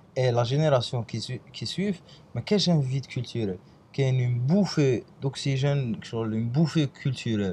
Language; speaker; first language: French; non-native, local second language; Arabic